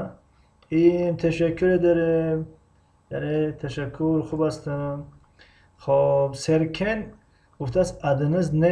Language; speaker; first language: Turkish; non-native, fluent; Tajik